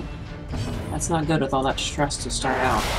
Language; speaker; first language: English; native; English